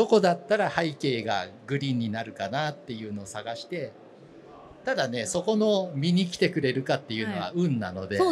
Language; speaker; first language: Japanese; native; Japanese